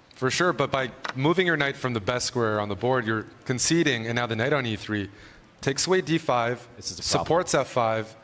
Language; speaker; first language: English; native; English